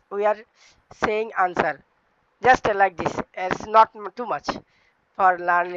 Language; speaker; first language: English; non-native, learner; Bangla